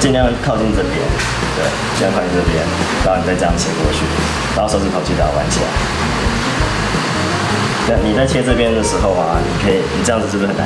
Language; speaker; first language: Chinese; native; Chinese